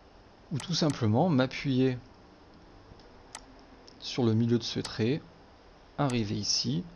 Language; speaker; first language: French; native; French